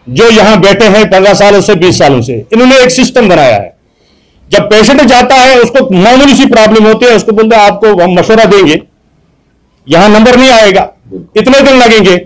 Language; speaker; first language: Urdu; non-native, local second language; Kashmiri